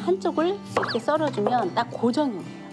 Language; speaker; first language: Korean; native; Korean